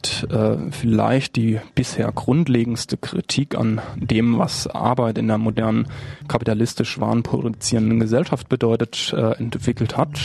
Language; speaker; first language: German; native; German